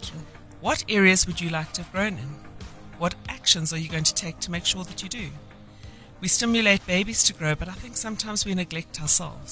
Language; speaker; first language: English; native; English